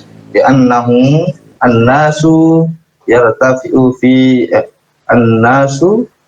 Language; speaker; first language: Arabic; non-native, learner; Indonesian